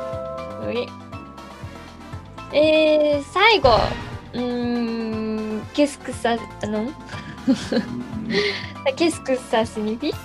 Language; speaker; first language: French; non-native, learner; Japanese